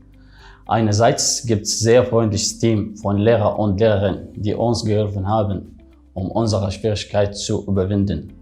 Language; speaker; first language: German; non-native, learner; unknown